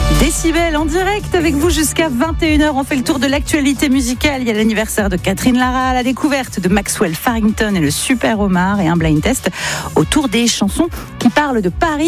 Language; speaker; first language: French; native; French